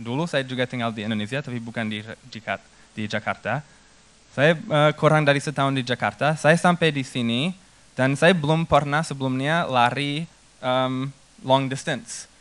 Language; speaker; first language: Indonesian; non-native, fluent; English